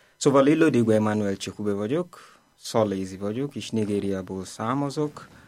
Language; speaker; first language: Hungarian; non-native, learner; Igbo